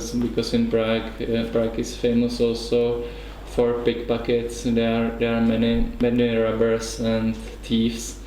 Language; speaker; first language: English; non-native, learner; Czech